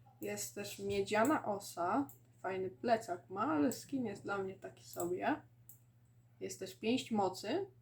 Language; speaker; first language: Polish; native; Polish